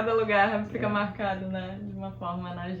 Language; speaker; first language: Portuguese; native; Portuguese